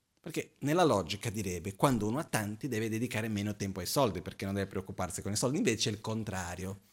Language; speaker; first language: Italian; non-native, fluent; Portuguese